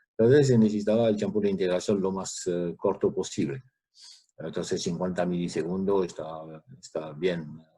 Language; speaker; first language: Spanish; non-native, fluent; French